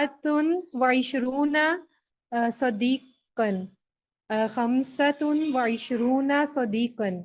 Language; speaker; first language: Arabic; non-native, learner; Urdu